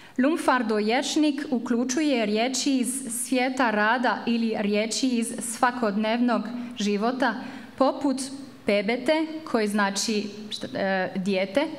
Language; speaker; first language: Croatian; non-native, fluent; French